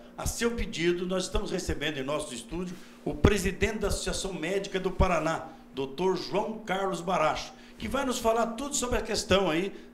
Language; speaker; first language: Portuguese; native; Portuguese